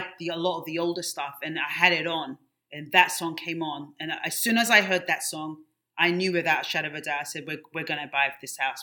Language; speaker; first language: English; native; English